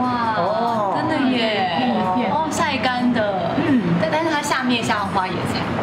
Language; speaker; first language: Chinese; native; Chinese